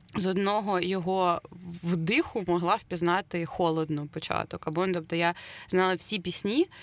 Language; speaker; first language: Ukrainian; native; Ukrainian